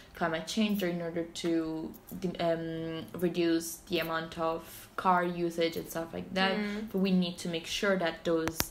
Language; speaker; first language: English; non-native, fluent; Italian